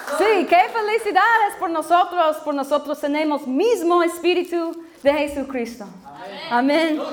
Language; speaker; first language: Spanish; non-native, learner; English